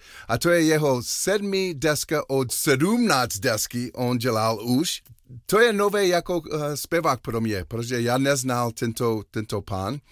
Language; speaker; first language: Czech; non-native, learner; English